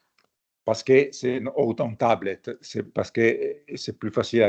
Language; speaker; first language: French; non-native, fluent; Italian